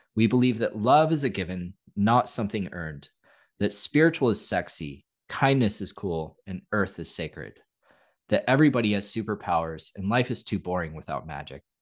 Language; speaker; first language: English; native; English